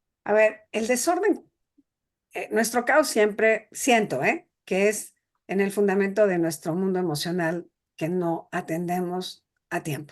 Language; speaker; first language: Spanish; native; Spanish